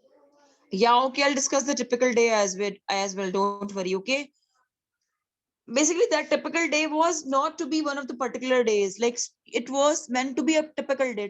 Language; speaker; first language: English; non-native, local second language; Urdu